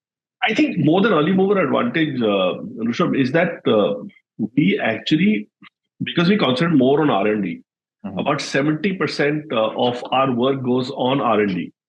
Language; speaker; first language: English; non-native, local second language; Hindi